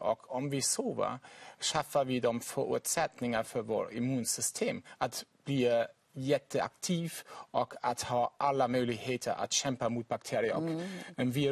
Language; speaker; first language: Swedish; non-native, fluent; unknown